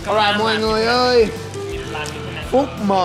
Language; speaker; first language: Vietnamese; non-native, learner; English